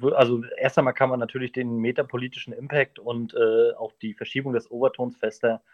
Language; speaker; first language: German; native; German